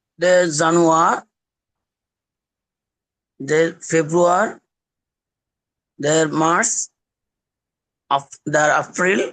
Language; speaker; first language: German; non-native, learner; Bangla